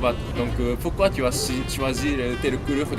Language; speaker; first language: French; non-native, learner; Japanese